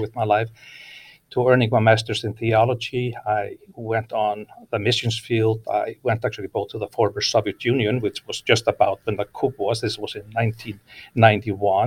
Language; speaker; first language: English; non-native, fluent; Icelandic